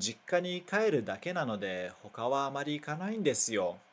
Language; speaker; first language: Japanese; non-native, fluent; Portuguese